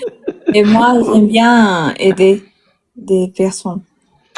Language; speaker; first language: French; non-native, learner; Spanish